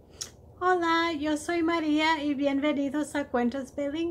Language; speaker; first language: Spanish; early bilingual, heritage; Spanish